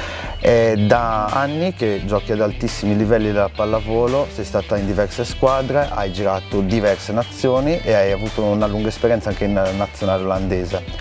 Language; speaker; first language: Italian; native; Italian